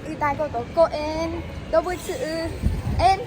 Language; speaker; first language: Japanese; non-native, learner; Vietnamese